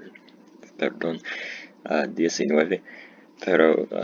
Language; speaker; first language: Spanish; non-native, learner; English